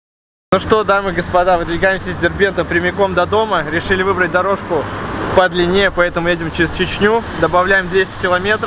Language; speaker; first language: Russian; native; Russian